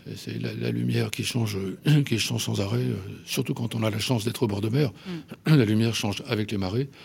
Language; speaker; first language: French; native; French